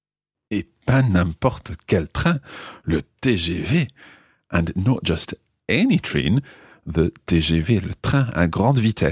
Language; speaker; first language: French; non-native, fluent; English